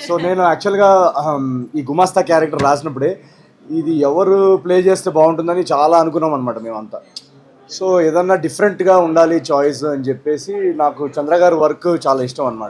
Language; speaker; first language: Telugu; native; Telugu